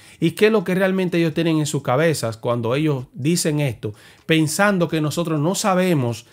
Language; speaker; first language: Spanish; native; Spanish